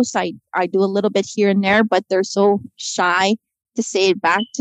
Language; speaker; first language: English; native; English